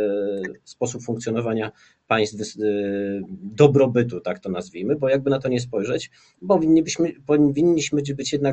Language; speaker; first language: Polish; native; Polish